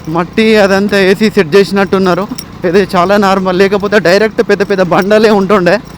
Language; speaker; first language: Telugu; non-native, local second language; Gondi